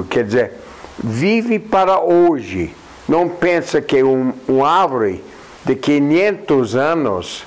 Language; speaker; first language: Portuguese; non-native, fluent; English